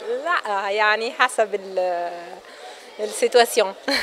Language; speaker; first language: Arabic; non-native, fluent; Italian